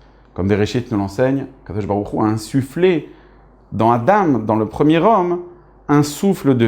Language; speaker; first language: French; native; French